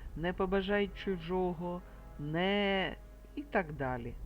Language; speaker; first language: Ukrainian; native; Ukrainian